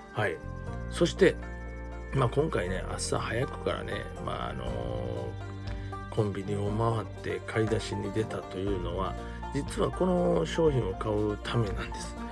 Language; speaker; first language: Japanese; native; Japanese